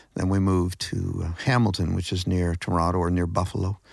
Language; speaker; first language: English; native; English